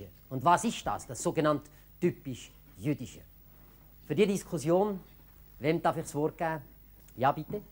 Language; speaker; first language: German; native; German